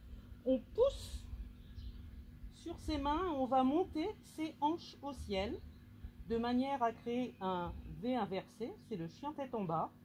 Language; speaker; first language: French; native; French